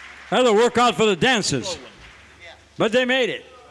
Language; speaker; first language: English; early bilingual, other home language; French